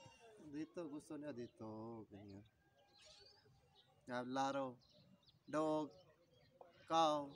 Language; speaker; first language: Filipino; non-native, learner; Punjabi